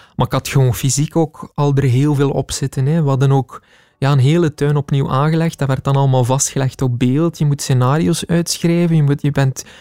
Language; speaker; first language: Dutch; native; Dutch